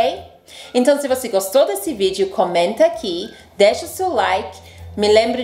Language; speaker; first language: Portuguese; non-native, fluent; English